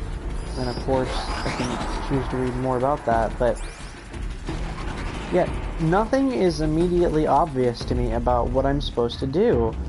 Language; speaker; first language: English; native; English